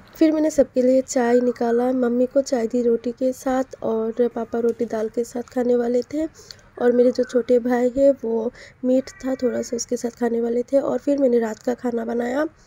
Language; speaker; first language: Hindi; non-native, local second language; Assamese